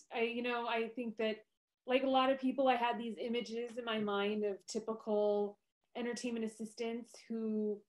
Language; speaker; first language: English; native; English